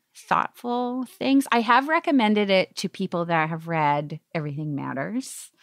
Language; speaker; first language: English; native; English